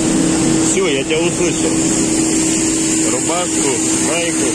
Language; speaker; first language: Russian; native; Russian